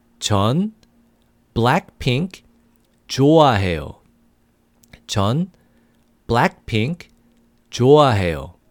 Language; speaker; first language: Korean; non-native, fluent; English